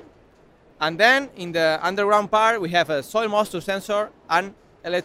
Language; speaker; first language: English; non-native, learner; Spanish